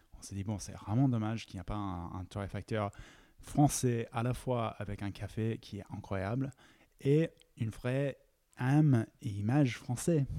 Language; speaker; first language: French; non-native, fluent; English